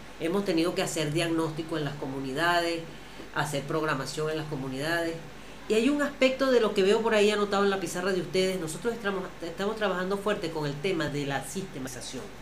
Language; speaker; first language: Spanish; native; Spanish